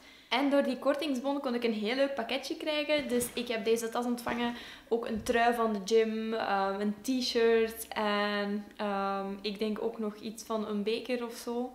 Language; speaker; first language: Dutch; native; Dutch